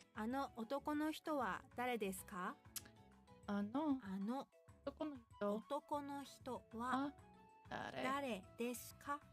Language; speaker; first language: Japanese; non-native, learner; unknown